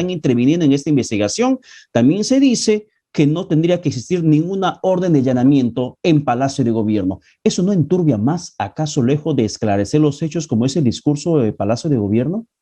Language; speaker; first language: Spanish; native; Spanish